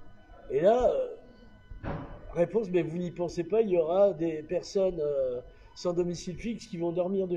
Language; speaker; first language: French; native; French